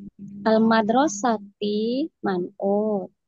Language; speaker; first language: Arabic; non-native, learner; Malay